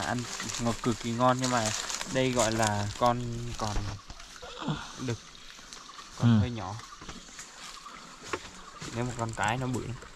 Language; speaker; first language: Vietnamese; non-native, local second language; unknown